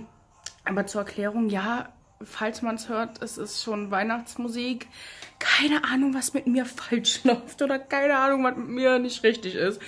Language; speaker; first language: German; native; German